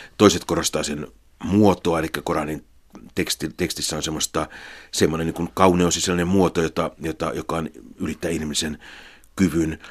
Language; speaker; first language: Finnish; native; Finnish